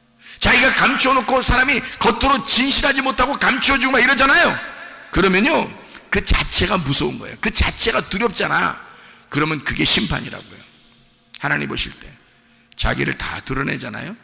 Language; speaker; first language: Korean; native; Korean